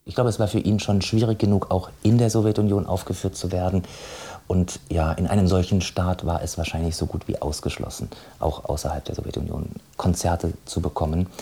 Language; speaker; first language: German; native; German